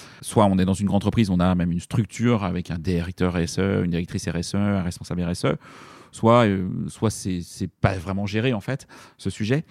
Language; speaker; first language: French; native; French